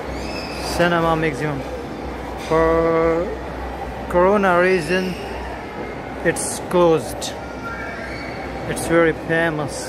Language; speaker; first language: English; non-native, fluent; Pashto